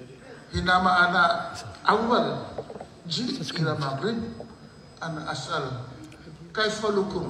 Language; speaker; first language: Arabic; non-native, learner; Indonesian